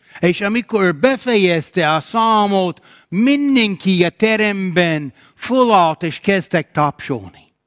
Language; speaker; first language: Hungarian; non-native, fluent; English